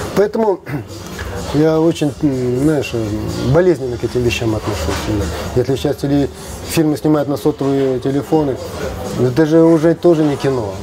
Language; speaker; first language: Russian; non-native, local second language; Kazakh